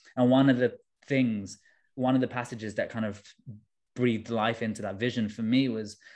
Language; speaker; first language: English; native; English